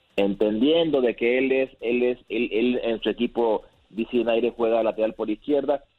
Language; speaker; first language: Spanish; native; Spanish